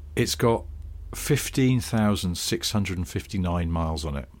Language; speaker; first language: English; native; English